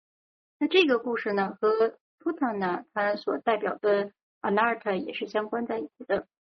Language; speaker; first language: Chinese; native; Chinese